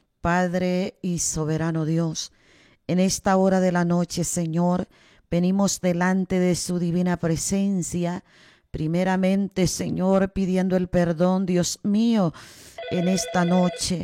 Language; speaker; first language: Spanish; native; Spanish